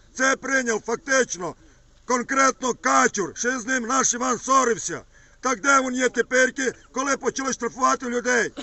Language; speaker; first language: Ukrainian; native; Ukrainian